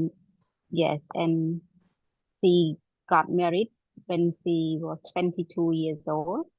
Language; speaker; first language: English; non-native, learner; Khmer